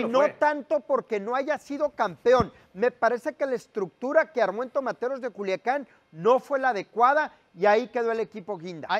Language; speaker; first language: Spanish; native; Spanish